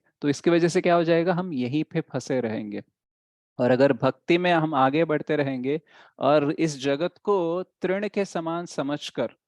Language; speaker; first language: Hindi; native; Hindi